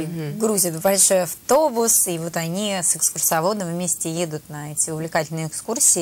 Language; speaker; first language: Russian; native; Russian